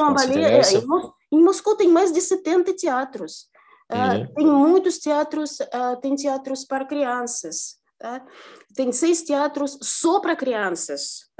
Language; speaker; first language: Portuguese; non-native, fluent; Russian